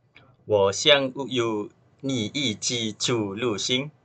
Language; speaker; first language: Chinese; non-native, learner; Malay